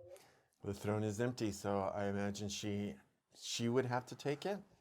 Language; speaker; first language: English; native; English